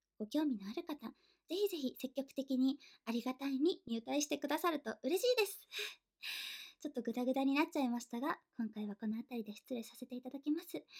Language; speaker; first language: Japanese; native; Japanese